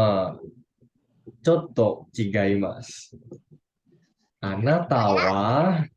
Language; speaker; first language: Japanese; non-native, fluent; Indonesian